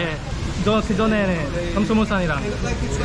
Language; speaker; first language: Korean; non-native, fluent; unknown